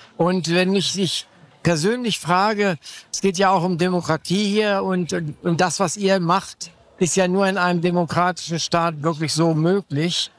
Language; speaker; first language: German; native; German